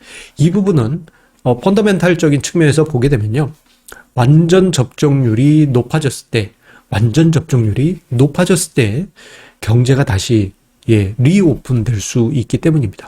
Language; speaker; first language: Korean; native; Korean